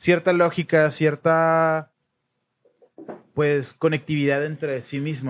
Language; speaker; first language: Spanish; native; Spanish